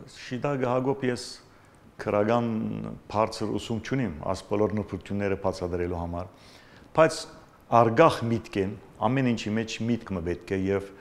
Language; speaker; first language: Armenian; native; Armenian